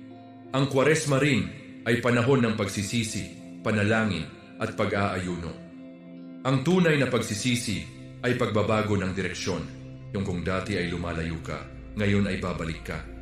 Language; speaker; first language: Filipino; native; Filipino